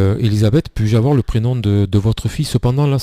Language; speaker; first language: French; native; French